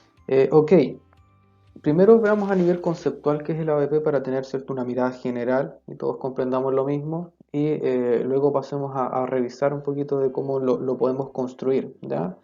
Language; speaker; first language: Spanish; native; Spanish